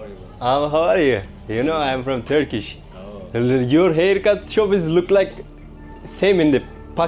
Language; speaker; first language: English; non-native, learner; Turkish